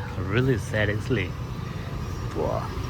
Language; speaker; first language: English; non-native, learner; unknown